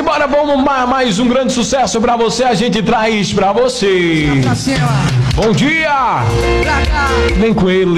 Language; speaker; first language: Portuguese; native; Portuguese